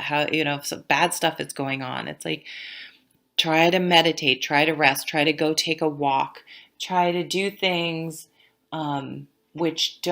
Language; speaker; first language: English; native; English